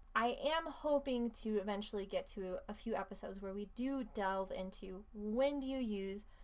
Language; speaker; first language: English; native; English